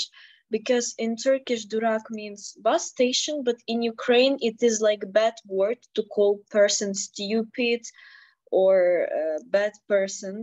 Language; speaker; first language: English; non-native, fluent; Ukrainian